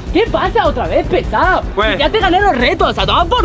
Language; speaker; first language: Spanish; native; Spanish